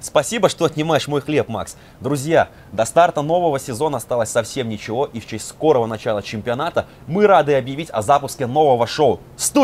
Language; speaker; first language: Russian; native; Russian